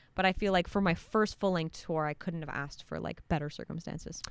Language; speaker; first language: English; native; English